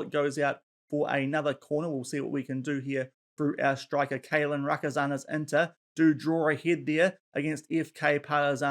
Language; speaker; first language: English; native; English